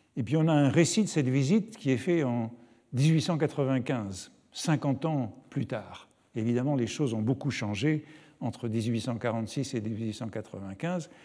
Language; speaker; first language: French; native; French